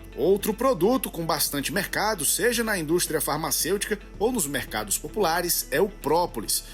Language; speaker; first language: Portuguese; native; Portuguese